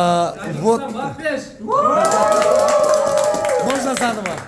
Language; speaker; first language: Russian; non-native, fluent; Tajik